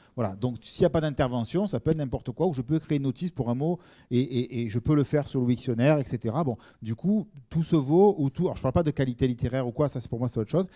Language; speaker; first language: French; native; French